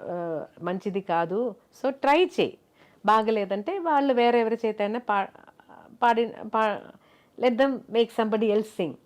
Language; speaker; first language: Telugu; non-native, local second language; Malayalam